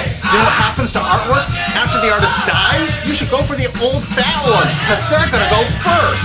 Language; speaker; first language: English; native; English